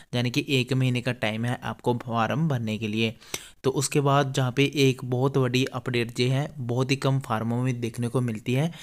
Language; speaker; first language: Hindi; native; Hindi